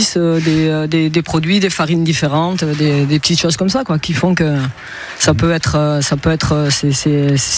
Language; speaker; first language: French; native; French